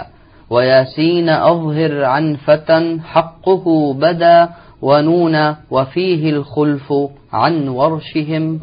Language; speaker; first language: Arabic; native; Arabic